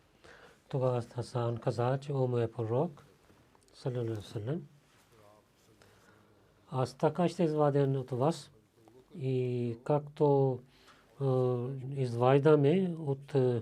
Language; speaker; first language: Bulgarian; non-native, learner; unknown